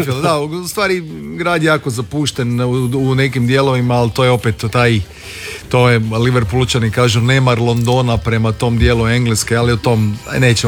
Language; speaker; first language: Serbian; native; Serbian